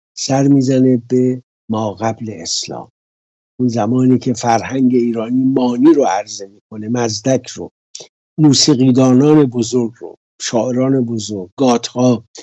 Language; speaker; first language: Persian; native; Persian